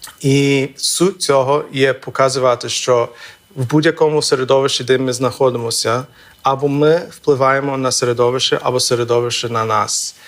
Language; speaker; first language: Ukrainian; non-native, fluent; English